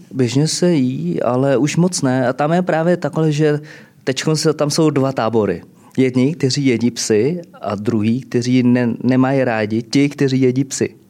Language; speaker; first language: Czech; early bilingual, other home language; Vietnamese